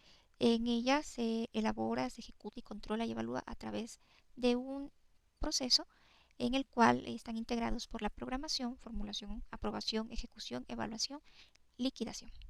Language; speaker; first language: Spanish; native; Spanish